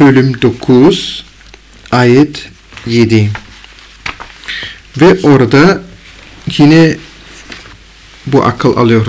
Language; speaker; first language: Turkish; non-native, fluent; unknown